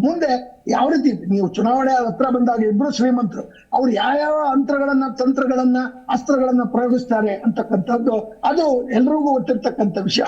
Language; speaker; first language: Kannada; native; Kannada